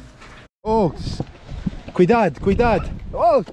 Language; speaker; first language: Spanish; non-native, learner; English